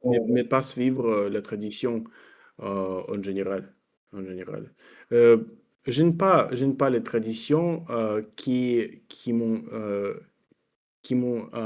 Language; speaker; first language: French; non-native, fluent; Russian